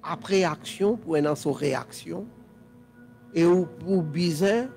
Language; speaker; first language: French; non-native, learner; Telugu